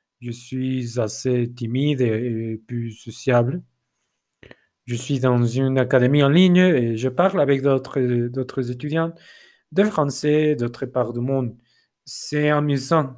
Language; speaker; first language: French; non-native, fluent; Spanish